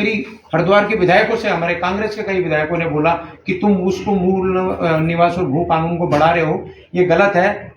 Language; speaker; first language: Hindi; native; Hindi